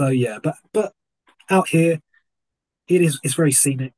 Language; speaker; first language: English; native; English